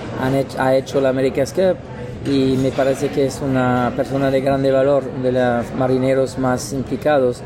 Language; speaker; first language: Spanish; non-native, learner; French